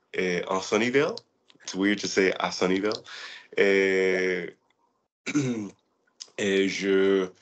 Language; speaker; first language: French; non-native, learner; English